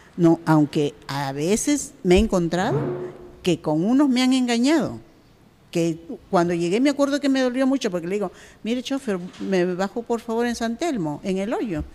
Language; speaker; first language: Spanish; native; Spanish